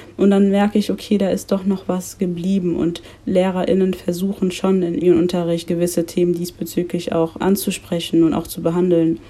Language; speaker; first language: German; early bilingual, other home language; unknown